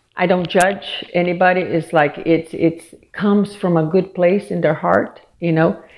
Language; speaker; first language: English; non-native, fluent; Portuguese